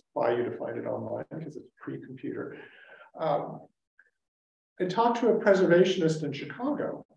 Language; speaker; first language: English; native; English